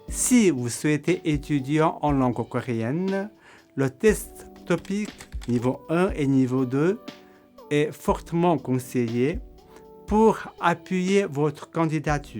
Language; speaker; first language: French; non-native, fluent; Korean